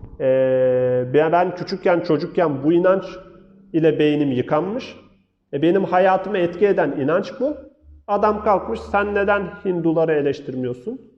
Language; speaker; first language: Turkish; native; Turkish